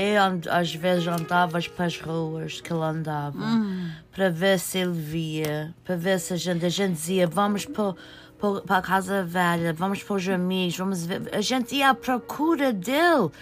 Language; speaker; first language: Portuguese; early bilingual, heritage; Portuguese